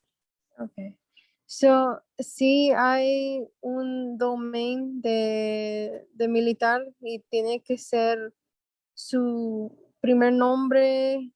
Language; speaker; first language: Spanish; early bilingual, heritage; Spanish